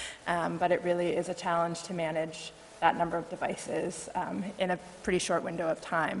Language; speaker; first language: English; native; English